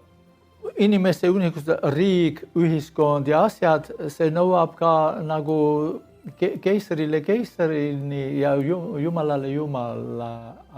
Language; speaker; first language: Estonian; non-native, learner; Armenian